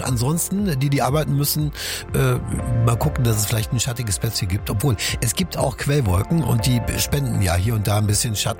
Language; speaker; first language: German; native; German